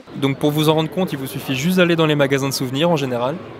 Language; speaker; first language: French; native; French